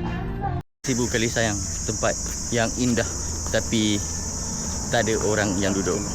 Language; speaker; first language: Malay; native; Malay